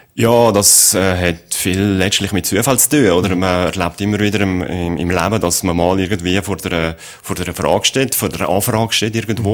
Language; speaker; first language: German; native; German